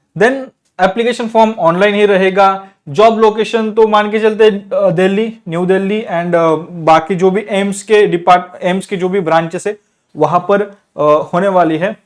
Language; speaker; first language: Hindi; non-native, local second language; Marathi